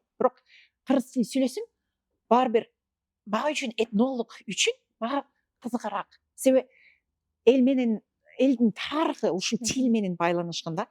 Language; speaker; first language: Kyrgyz; non-native, fluent; English